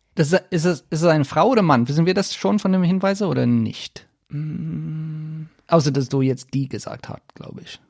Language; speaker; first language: German; non-native, learner; Afrikaans